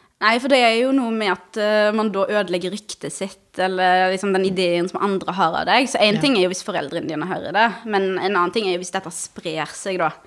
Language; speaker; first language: Norwegian; early bilingual, other home language; Arabic